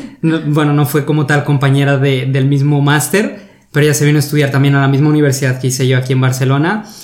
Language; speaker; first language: Spanish; native; Spanish